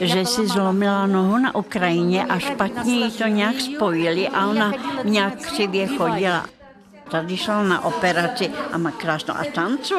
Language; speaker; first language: Czech; non-native, fluent; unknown